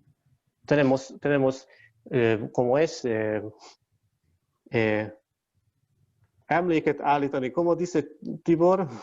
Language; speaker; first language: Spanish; non-native, learner; Hungarian